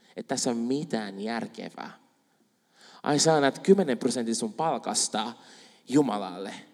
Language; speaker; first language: Finnish; non-native, fluent; Spanish